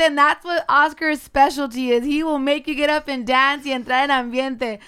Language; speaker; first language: English; native; English